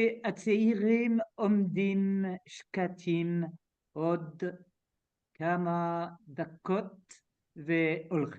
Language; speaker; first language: Hebrew; non-native, learner; French